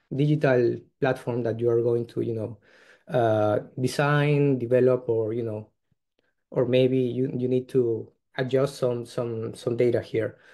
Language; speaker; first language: English; non-native, fluent; Spanish